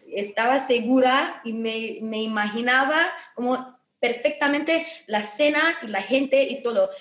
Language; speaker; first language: Spanish; non-native, fluent; Romanian